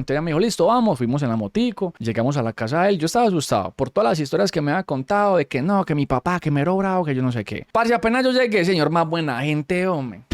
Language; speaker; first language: Spanish; native; Spanish